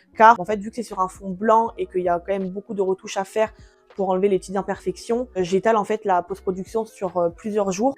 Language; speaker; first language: French; early bilingual, other home language; Portuguese